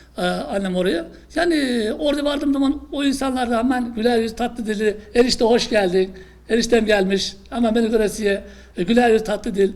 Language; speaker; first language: Turkish; native; Turkish